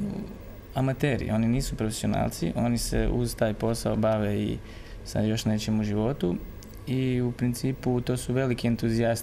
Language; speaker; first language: Croatian; native; Croatian